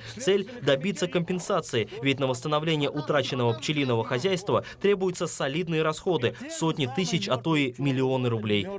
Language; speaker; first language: Russian; native; Russian